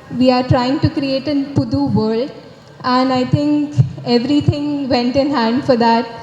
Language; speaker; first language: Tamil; non-native, learner; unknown